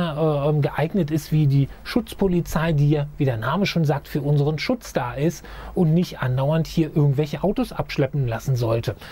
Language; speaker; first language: German; native; German